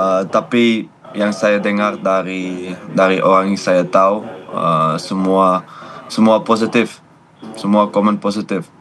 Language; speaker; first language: Indonesian; non-native, learner; Dutch